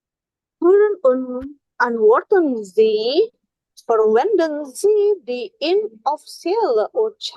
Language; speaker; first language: German; non-native, learner; Indonesian